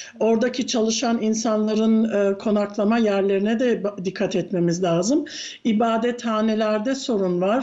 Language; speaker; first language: Turkish; early bilingual, heritage; Turkish